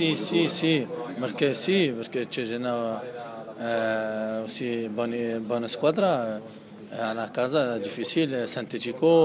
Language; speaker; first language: Italian; non-native, learner; French